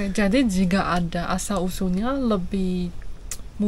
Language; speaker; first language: Indonesian; non-native, fluent; Chinese